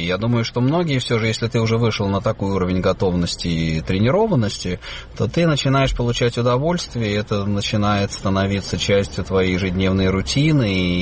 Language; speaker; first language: Russian; native; Russian